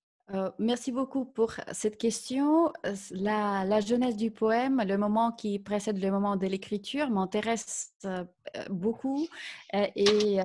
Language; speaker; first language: French; non-native, fluent; Russian